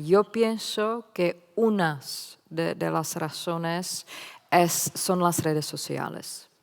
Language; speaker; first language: Spanish; non-native, fluent; Czech